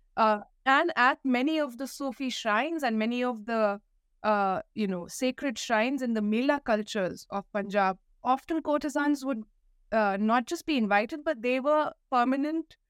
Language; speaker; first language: English; non-native, local second language; Hindi